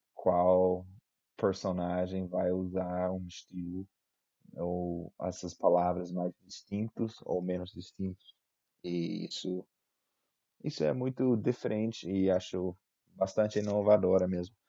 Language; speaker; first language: Portuguese; non-native, fluent; English